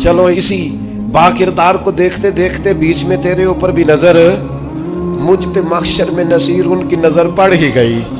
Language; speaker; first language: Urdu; non-native, local second language; Punjabi